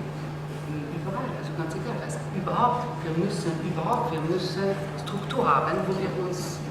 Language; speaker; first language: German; non-native, learner; Kabyle